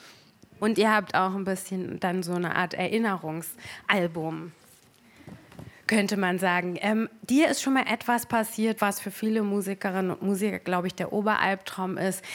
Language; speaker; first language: German; native; German